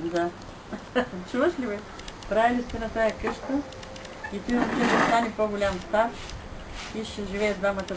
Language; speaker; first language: Bulgarian; native; Bulgarian